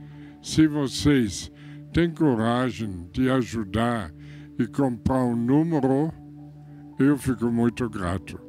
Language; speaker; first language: Portuguese; non-native, fluent; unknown